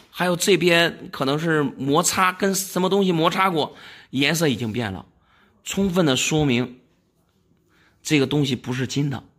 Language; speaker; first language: Chinese; native; Chinese